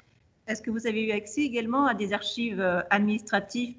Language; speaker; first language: French; native; French